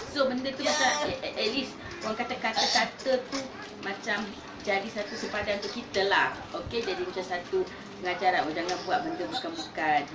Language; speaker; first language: Malay; native; Malay